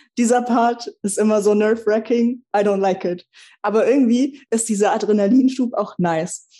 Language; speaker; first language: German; early bilingual, other home language; Russian